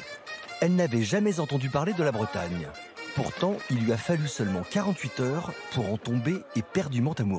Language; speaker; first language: French; native; French